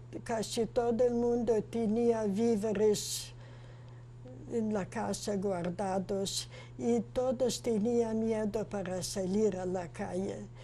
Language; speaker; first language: Spanish; non-native, fluent; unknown